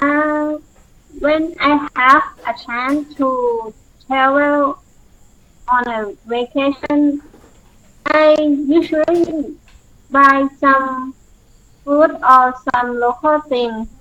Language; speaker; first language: English; non-native, learner; Thai